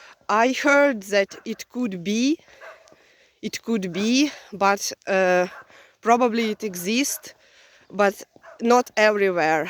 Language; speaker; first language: English; non-native, fluent; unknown